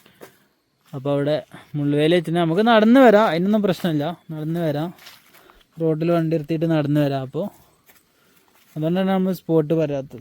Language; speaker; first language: Malayalam; native; Malayalam